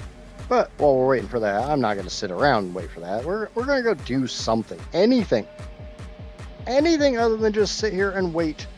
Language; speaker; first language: English; native; English